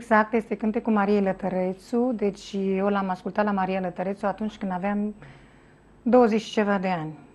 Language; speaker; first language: Romanian; native; Romanian